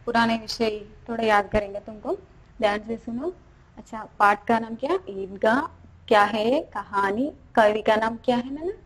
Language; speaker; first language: Hindi; non-native, local second language; Telugu